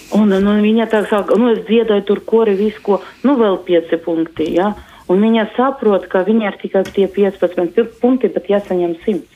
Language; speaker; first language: Latvian; non-native, local second language; Russian